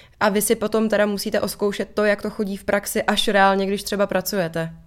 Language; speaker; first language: Czech; native; Czech